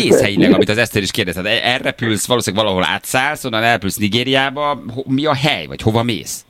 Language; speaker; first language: Hungarian; native; Hungarian